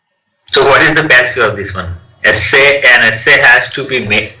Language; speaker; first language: English; non-native, learner; Telugu